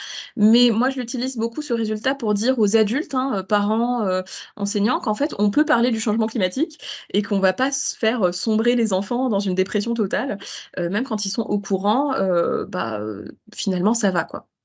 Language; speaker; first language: French; native; French